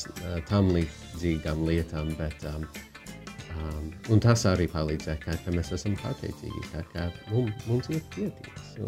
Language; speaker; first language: Latvian; non-native, fluent; English